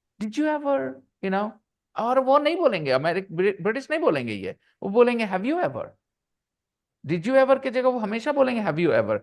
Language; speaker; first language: Hindi; native; Hindi